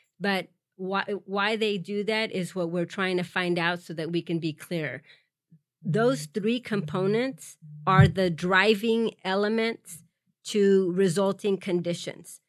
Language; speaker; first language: English; early bilingual, other home language; Spanish